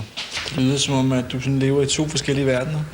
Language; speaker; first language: Danish; native; Danish